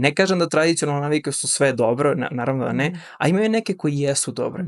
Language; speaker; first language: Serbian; early bilingual, heritage; Serbian